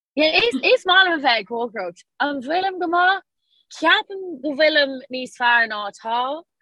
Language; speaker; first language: Irish; non-native, local second language; English